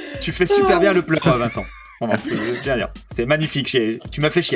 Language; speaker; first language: French; native; French